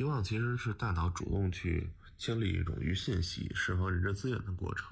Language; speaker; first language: Chinese; native; Chinese